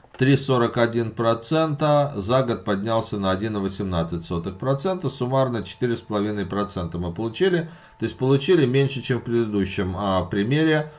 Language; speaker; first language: Russian; native; Russian